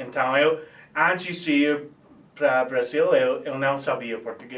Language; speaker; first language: Portuguese; non-native, fluent; English